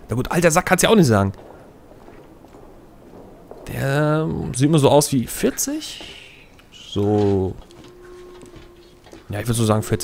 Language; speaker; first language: German; native; German